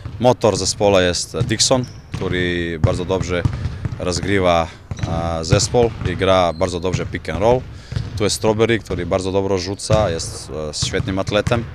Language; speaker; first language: Polish; non-native, learner; Macedonian